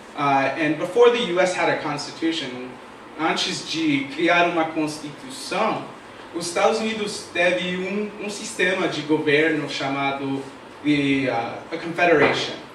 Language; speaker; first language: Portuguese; non-native, fluent; English